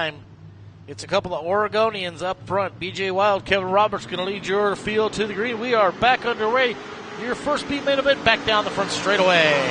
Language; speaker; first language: English; native; English